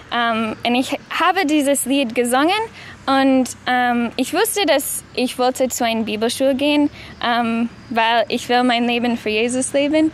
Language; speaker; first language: German; non-native, learner; English